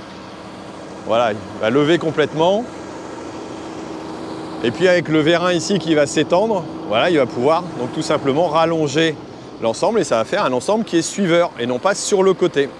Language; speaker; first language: French; native; French